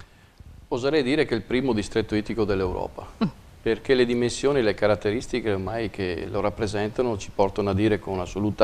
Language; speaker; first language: Italian; native; Italian